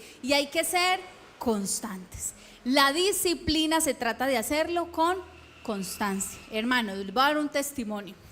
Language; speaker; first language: Spanish; native; Spanish